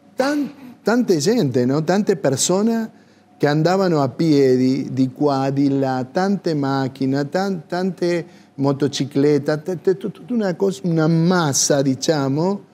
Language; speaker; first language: Italian; non-native, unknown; Spanish